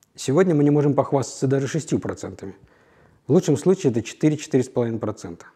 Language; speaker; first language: Russian; native; Russian